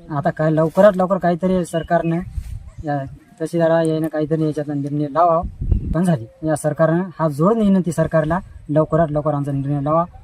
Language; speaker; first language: Marathi; native; Marathi